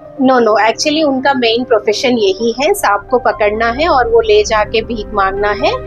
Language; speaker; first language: Hindi; non-native, local second language; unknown